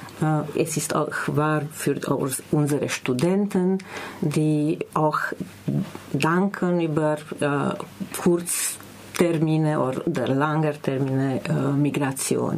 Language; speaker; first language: German; non-native, learner; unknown